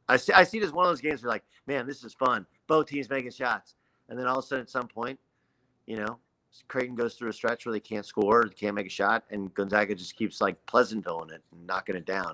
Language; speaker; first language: English; native; English